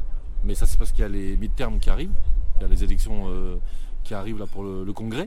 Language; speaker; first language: French; native; French